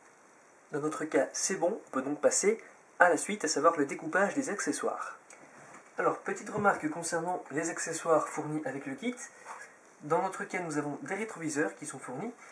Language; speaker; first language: French; native; French